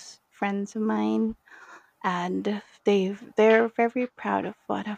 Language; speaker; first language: English; non-native, local second language; Iloko